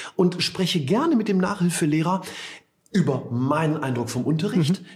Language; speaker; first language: German; native; German